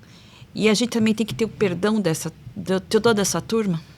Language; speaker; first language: Portuguese; native; Portuguese